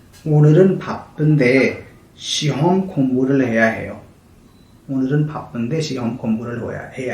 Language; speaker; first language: Korean; non-native, fluent; Hindi